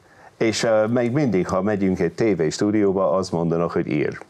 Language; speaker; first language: Hungarian; non-native, fluent; English